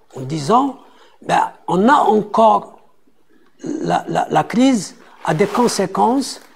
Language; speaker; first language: French; non-native, local second language; Arabic